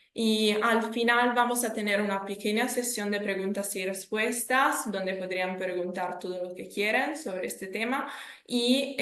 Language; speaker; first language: Spanish; non-native, fluent; Italian